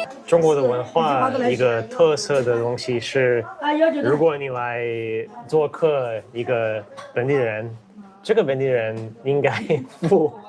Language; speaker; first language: Chinese; non-native, learner; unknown